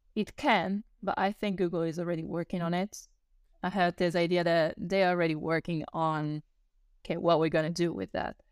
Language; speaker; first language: English; non-native, fluent; Italian